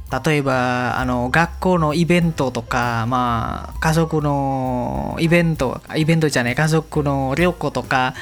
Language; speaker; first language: Japanese; non-native, learner; Indonesian